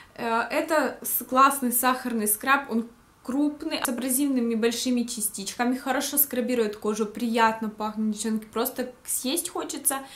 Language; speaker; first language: Russian; native; Russian